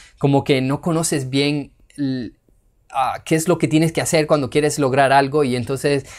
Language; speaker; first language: Spanish; native; Spanish